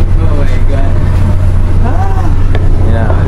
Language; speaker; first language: English; non-native, local second language; Filipino